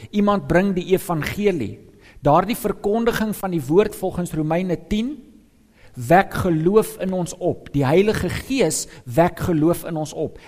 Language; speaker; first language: Afrikaans; non-native, local second language; English